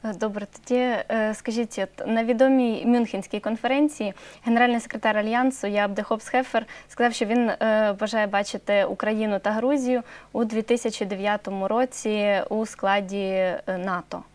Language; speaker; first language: Ukrainian; native; Ukrainian